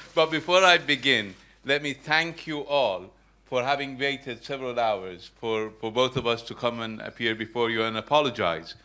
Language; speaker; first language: English; non-native, fluent; Persian